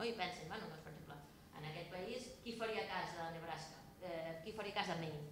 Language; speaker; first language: Catalan; native; Catalan